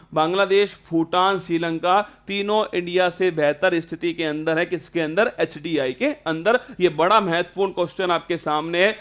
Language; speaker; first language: Hindi; native; Hindi